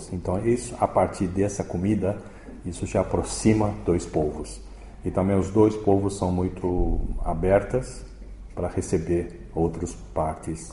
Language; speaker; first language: Portuguese; early bilingual, other home language; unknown